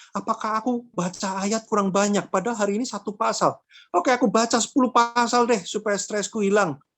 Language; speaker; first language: Indonesian; native; Indonesian